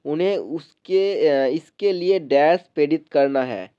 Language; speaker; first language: Hindi; non-native, local second language; Bangla